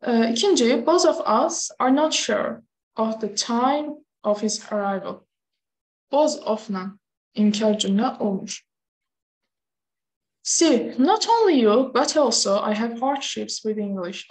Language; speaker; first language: English; non-native, fluent; Azerbaijani